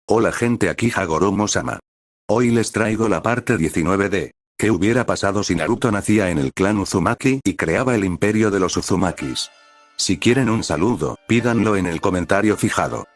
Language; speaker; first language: Spanish; native; Spanish